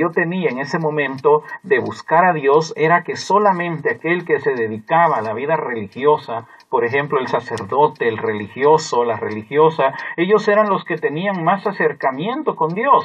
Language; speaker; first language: Spanish; native; Spanish